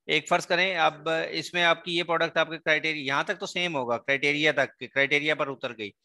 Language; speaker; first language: Urdu; non-native, local second language; Sindhi